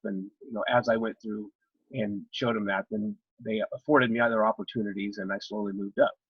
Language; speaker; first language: English; native; English